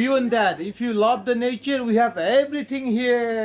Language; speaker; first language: English; non-native, fluent; Nepali